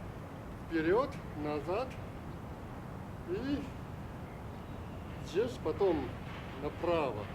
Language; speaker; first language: Russian; non-native, learner; Chinese